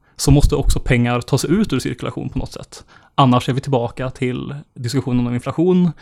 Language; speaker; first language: Swedish; native; Swedish